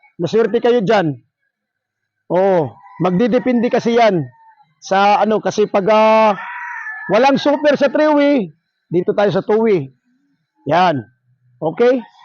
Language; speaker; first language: Filipino; non-native, local second language; Surigaonon